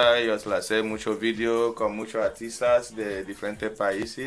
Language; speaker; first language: Spanish; non-native, learner; English